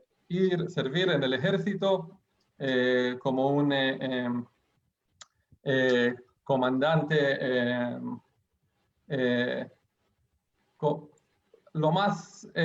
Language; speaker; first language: Spanish; non-native, fluent; Hebrew